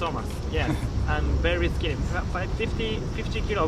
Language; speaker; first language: English; non-native, learner; Japanese